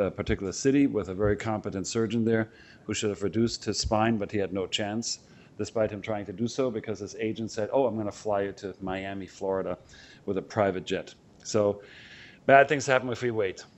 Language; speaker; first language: English; non-native, fluent; German